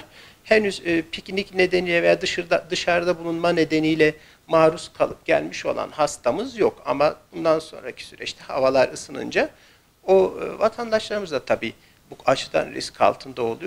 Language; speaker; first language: Turkish; native; Turkish